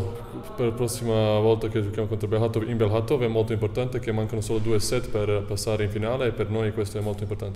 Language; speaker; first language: Italian; non-native, fluent; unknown